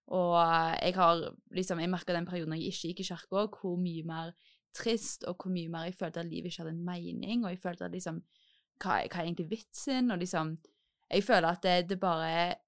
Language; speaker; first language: Norwegian; native; Norwegian